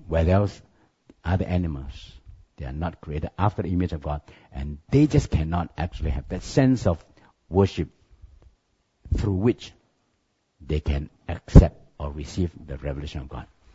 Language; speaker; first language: English; non-native, local second language; Chinese